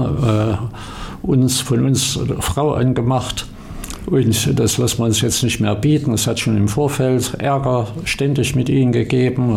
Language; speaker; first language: German; native; German